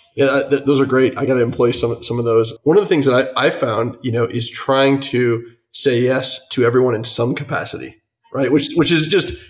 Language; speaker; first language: English; native; English